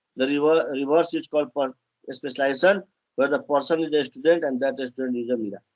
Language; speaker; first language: English; non-native, local second language; Nepali